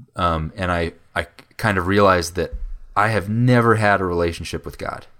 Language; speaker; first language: English; native; English